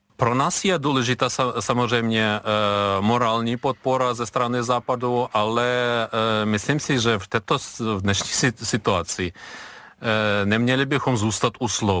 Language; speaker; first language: Czech; non-native, fluent; Ukrainian